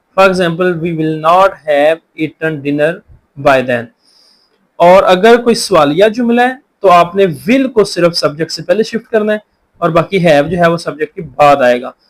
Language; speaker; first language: Urdu; non-native, local second language; Punjabi